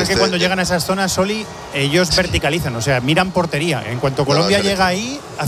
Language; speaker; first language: Spanish; native; Spanish